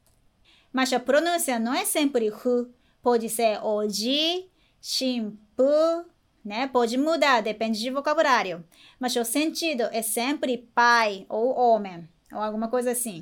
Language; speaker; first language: Portuguese; non-native, fluent; Japanese